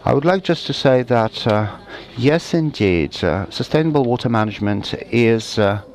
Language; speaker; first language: English; non-native, fluent; Russian